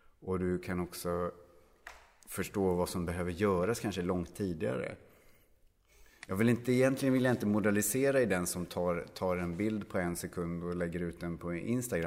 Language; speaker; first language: Swedish; native; Swedish